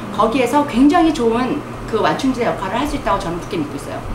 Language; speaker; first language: Korean; native; Korean